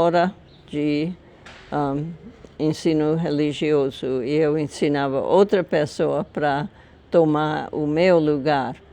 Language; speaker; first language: Portuguese; non-native, fluent; English